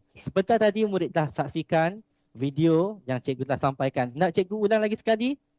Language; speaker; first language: Malay; native; Malay